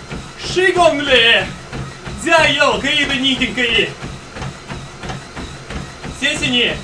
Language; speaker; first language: Chinese; non-native, learner; Russian